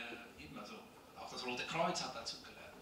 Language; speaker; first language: German; native; German